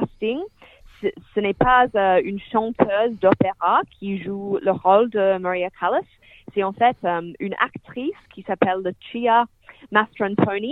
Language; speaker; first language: French; non-native, fluent; English